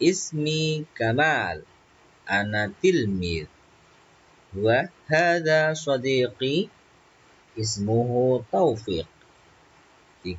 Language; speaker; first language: Arabic; non-native, fluent; Indonesian